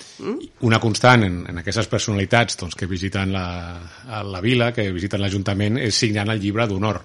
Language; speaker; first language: Catalan; native; Catalan